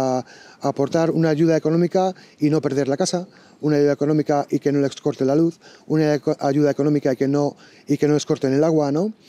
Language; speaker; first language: Spanish; native; Spanish